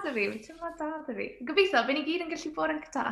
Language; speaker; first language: Welsh; native; Welsh